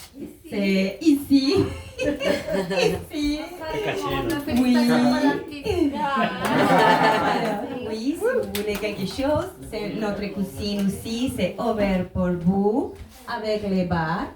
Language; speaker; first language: French; non-native, learner; Spanish